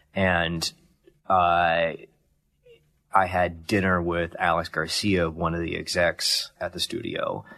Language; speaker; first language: English; native; English